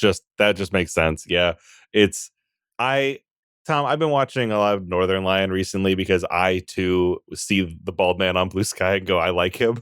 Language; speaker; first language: English; native; English